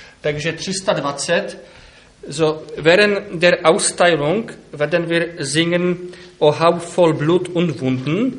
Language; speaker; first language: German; non-native, fluent; Czech